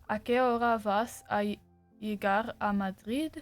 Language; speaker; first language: Spanish; non-native, learner; English